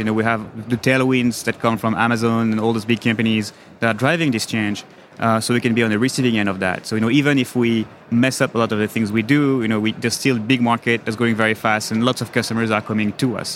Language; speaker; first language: English; non-native, fluent; French